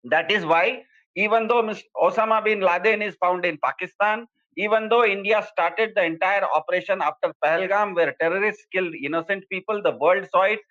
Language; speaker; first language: English; non-native, local second language; Hindi